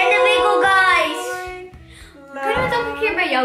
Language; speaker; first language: Dutch; native; Dutch